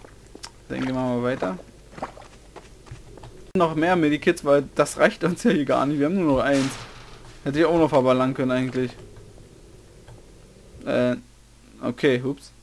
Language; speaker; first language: German; native; German